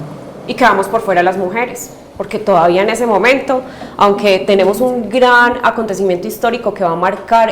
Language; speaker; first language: Spanish; native; Spanish